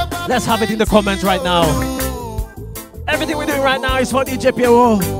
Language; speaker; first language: English; non-native, local second language; Seselwa Creole French